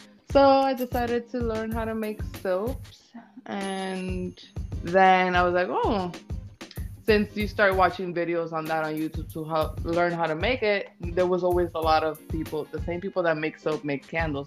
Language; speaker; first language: English; early bilingual, other home language; Spanish